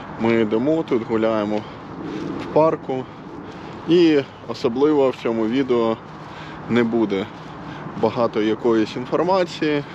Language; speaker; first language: Ukrainian; non-native, local second language; Russian